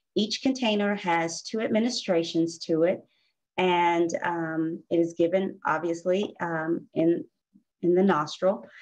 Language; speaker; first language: English; native; English